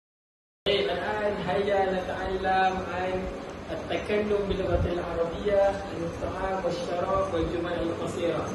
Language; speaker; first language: Arabic; non-native, learner; Malay